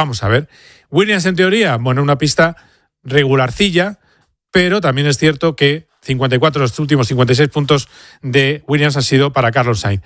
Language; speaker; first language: Spanish; native; Spanish